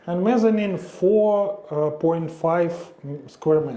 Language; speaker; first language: English; non-native, learner; Russian